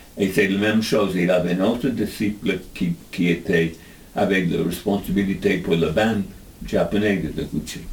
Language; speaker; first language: French; non-native, learner; English